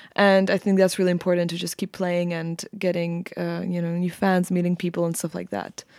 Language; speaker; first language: English; non-native, fluent; Czech